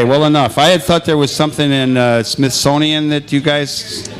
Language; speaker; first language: English; native; English